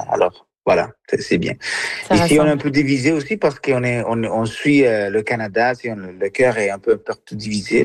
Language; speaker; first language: French; non-native, fluent; Spanish